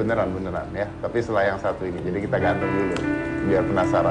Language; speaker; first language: Indonesian; native; Indonesian